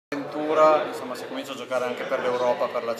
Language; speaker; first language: Italian; native; Italian